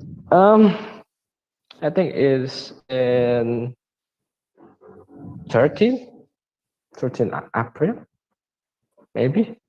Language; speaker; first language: English; non-native, learner; Indonesian